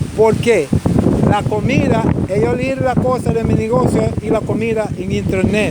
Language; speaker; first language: Spanish; non-native, learner; English